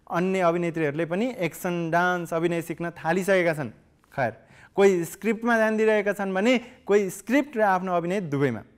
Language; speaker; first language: Nepali; native; Nepali